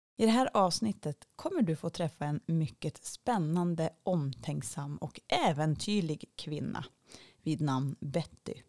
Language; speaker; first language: Swedish; native; Swedish